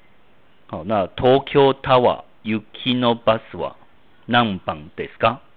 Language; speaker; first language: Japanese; non-native, fluent; Chinese